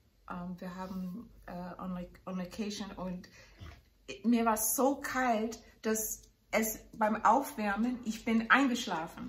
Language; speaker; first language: German; non-native, fluent; English